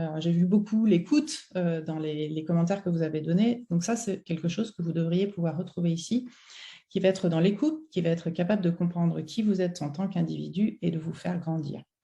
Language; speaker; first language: French; native; French